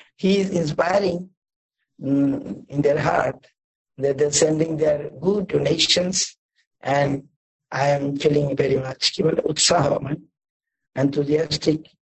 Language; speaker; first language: English; non-native, local second language; Bangla